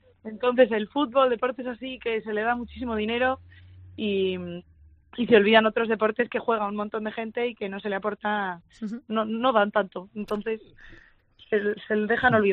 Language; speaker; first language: Spanish; native; Spanish